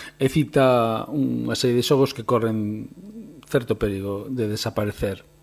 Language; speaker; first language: Galician; native; Galician